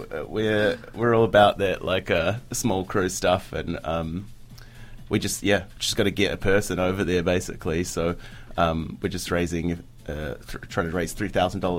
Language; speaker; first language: English; native; English